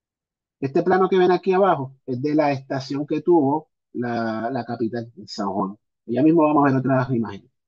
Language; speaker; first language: Spanish; native; Spanish